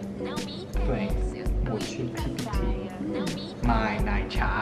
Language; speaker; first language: Chinese; non-native, learner; English